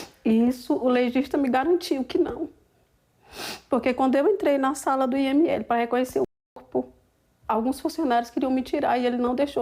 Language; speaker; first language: Portuguese; native; Portuguese